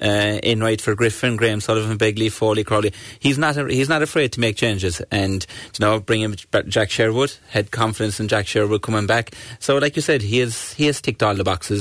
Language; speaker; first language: English; native; English